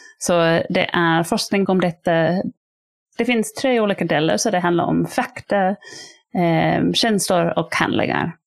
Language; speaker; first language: Swedish; non-native, fluent; English